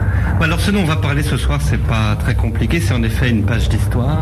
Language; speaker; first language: French; native; French